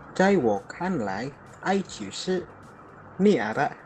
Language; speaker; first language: Chinese; non-native, learner; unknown